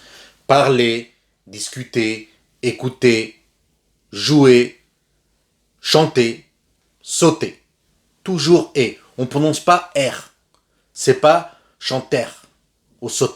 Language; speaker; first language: French; non-native, fluent; Spanish